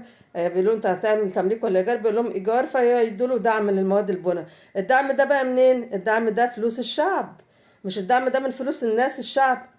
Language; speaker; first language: Arabic; native; Arabic